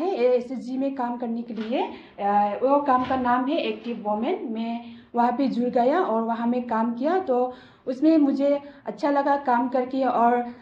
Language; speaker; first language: Hindi; non-native, local second language; Garo